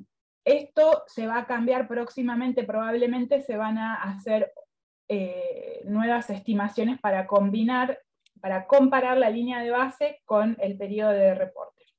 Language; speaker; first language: Spanish; native; Spanish